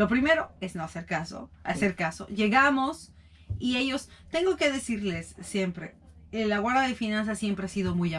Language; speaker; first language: Spanish; native; Spanish